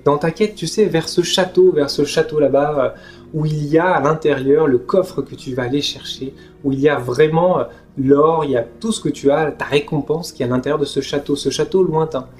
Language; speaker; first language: French; native; French